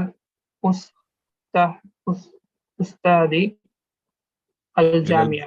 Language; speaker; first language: Arabic; non-native, learner; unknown